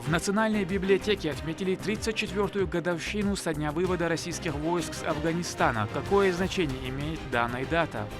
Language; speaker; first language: Russian; native; Russian